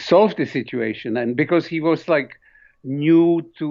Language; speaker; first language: English; non-native, fluent; Czech